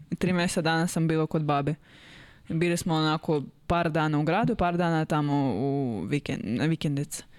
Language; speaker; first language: Serbian; non-native, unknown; Russian